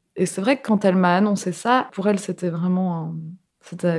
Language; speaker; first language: French; native; French